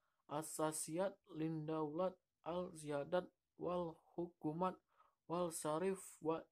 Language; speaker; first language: Arabic; non-native, learner; Indonesian